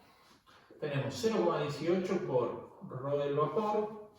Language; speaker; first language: Spanish; native; Spanish